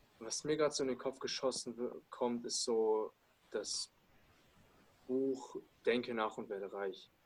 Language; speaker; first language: German; early bilingual, other home language; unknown